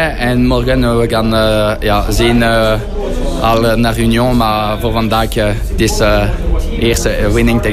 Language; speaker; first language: Dutch; non-native, fluent; French